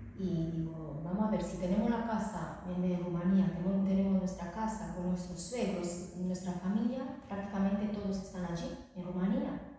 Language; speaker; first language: Spanish; non-native, fluent; Romanian